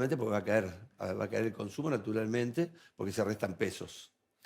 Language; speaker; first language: Spanish; native; Spanish